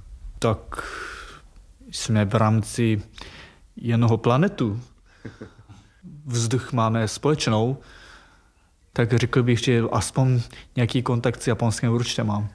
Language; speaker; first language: Czech; non-native, fluent; Japanese